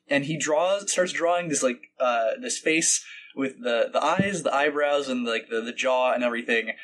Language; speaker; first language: English; native; English